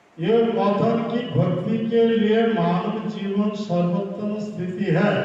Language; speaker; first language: Hindi; native; Hindi